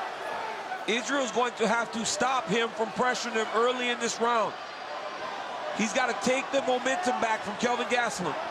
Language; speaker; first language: English; native; English